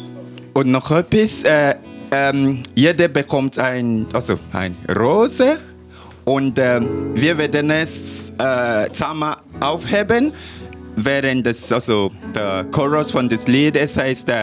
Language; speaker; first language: German; non-native, learner; English